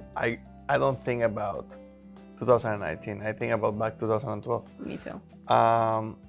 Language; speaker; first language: English; non-native, fluent; Spanish